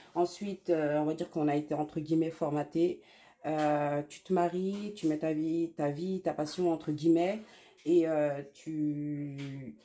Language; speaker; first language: French; native; French